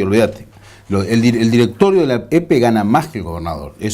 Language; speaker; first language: Spanish; native; Spanish